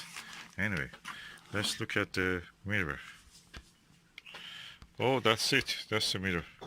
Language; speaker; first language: English; non-native, fluent; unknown